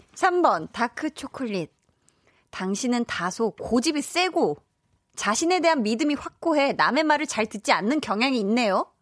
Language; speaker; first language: Korean; native; Korean